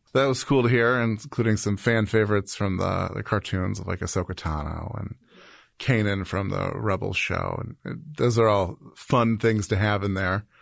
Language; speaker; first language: English; native; English